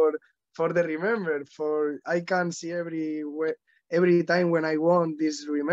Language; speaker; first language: English; non-native, learner; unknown